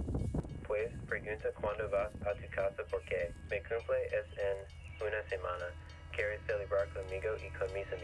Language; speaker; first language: Spanish; non-native, learner; English